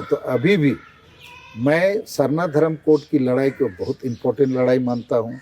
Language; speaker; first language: Hindi; non-native, local second language; Santali